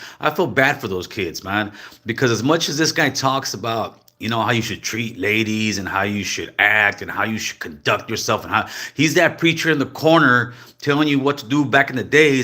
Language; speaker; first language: English; native; English